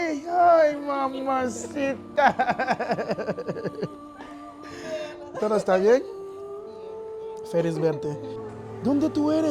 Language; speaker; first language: Spanish; non-native, learner; Haitian Creole